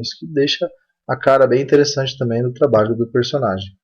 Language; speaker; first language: Portuguese; native; Portuguese